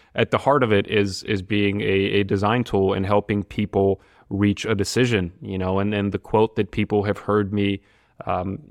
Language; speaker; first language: English; non-native, fluent; Bulgarian